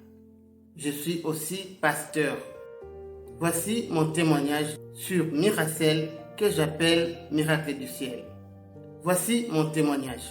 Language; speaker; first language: French; non-native, local second language; Lingala